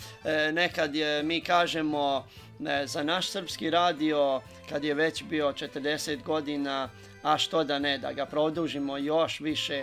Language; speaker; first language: Serbian; native; Serbian